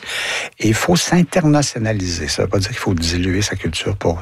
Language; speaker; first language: French; native; French